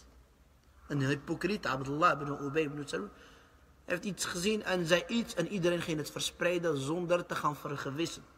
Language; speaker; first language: Dutch; early bilingual, other home language; Arabic